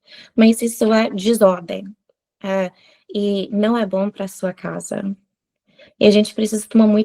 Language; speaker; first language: Portuguese; non-native, fluent; English